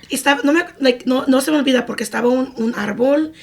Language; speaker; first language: Spanish; early bilingual, other home language; English